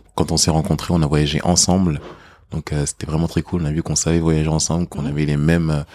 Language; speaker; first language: French; early bilingual, other home language; English